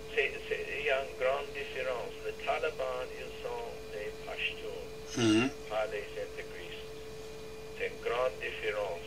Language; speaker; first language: French; non-native, learner; English